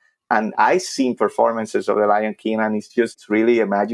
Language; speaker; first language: English; non-native, fluent; Spanish